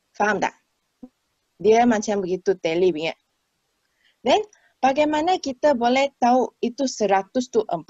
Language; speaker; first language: Malay; non-native, local second language; Chinese